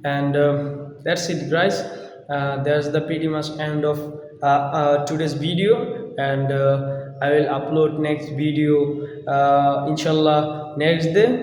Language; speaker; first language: English; non-native, local second language; Bangla